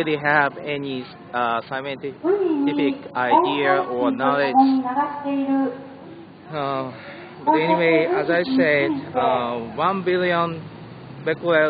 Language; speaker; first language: English; non-native, learner; Japanese